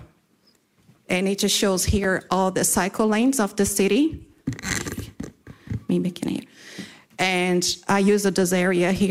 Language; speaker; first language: English; non-native, fluent; Portuguese